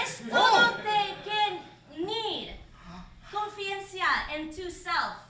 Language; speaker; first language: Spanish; non-native, learner; English